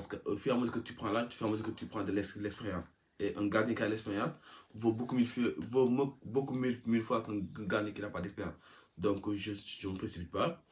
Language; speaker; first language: French; non-native, local second language; Wolof